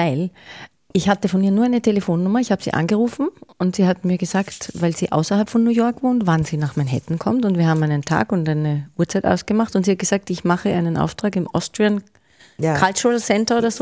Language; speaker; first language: German; native; German